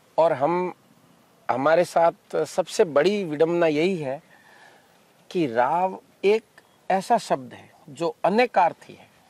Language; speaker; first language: Hindi; native; Hindi